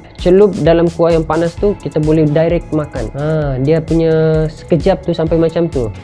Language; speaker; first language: Malay; native; Malay